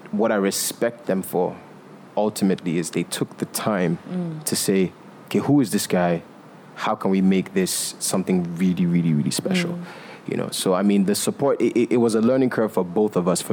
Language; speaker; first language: English; non-native, local second language; Yoruba